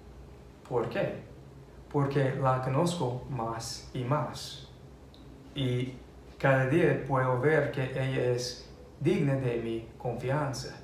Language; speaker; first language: Spanish; non-native, fluent; English